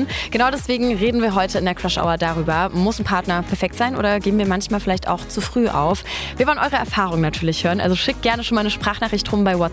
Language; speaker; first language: German; native; German